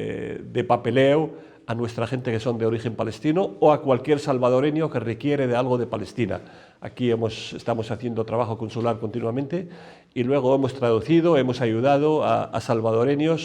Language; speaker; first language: Spanish; non-native, fluent; Arabic